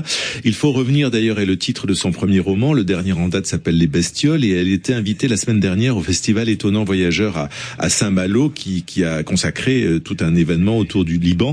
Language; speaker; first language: French; native; French